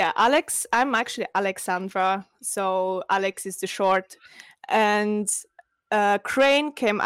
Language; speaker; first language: English; non-native, fluent; Russian